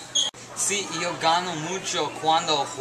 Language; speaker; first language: Spanish; non-native, learner; English